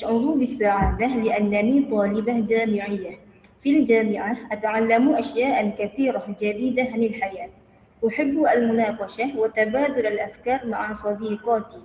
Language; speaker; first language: Arabic; non-native, learner; Malay